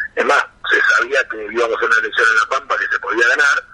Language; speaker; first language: Spanish; native; Spanish